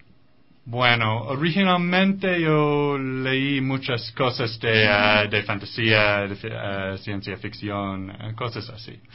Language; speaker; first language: Spanish; non-native, fluent; English